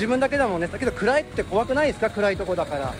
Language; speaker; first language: Japanese; native; Japanese